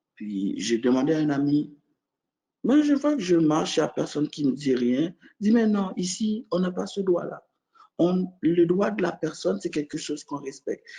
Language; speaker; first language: French; non-native, local second language; Haitian Creole